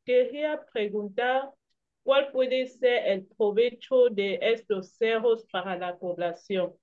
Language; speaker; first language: Spanish; non-native, learner; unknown